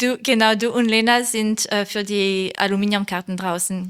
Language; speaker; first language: German; non-native, learner; French